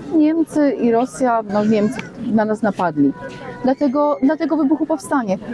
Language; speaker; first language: Polish; native; Polish